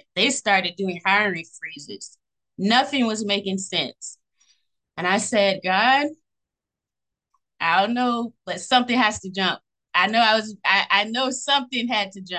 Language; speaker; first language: English; native; English